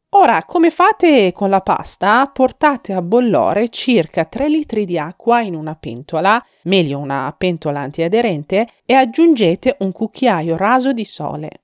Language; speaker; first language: Italian; non-native, fluent; Persian